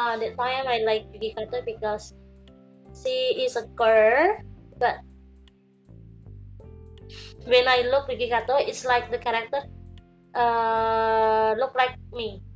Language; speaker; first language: English; non-native, learner; Indonesian